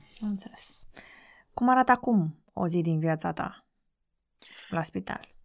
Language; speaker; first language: Romanian; native; Romanian